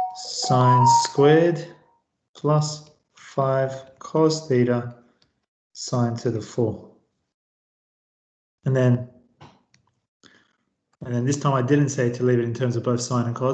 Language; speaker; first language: English; native; English